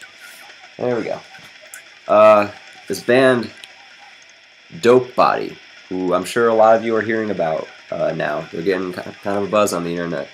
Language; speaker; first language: English; native; English